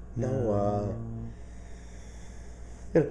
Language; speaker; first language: English; native; English